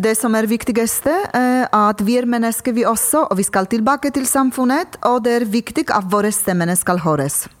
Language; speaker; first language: Norwegian; non-native, fluent; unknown